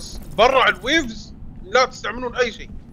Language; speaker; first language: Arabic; native; Arabic